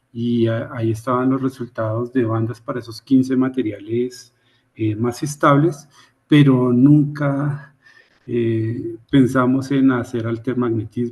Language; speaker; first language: Spanish; native; Spanish